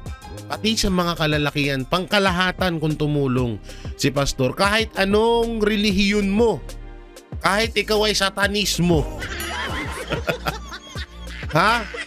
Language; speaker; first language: Filipino; native; Filipino